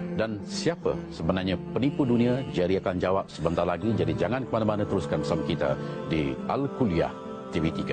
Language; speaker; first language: Malay; native; Malay